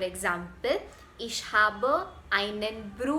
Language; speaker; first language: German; non-native, fluent; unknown